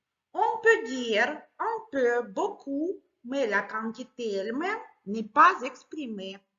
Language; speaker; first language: French; non-native, fluent; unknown